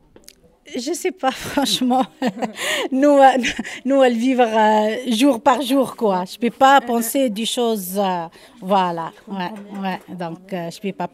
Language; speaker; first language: French; non-native, learner; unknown